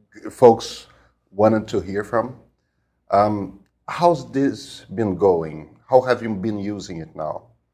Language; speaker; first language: English; non-native, fluent; Portuguese